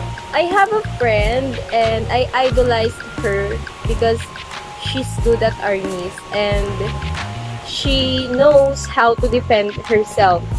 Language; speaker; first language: English; non-native, local second language; Filipino